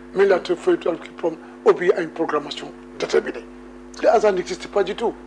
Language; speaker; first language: French; non-native, local second language; Wolof